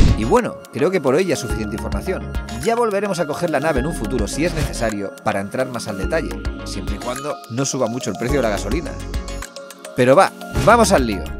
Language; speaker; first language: Spanish; native; Spanish